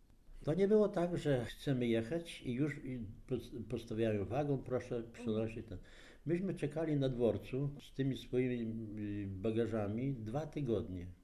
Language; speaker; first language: Polish; native; Polish